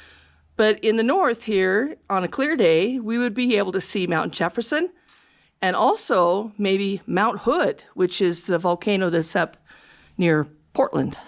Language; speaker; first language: English; native; English